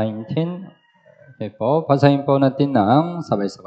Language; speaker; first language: Filipino; non-native, learner; Korean